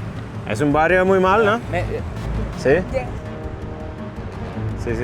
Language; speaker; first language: Spanish; non-native, learner; Estonian